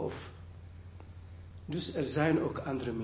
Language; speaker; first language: Dutch; non-native, learner; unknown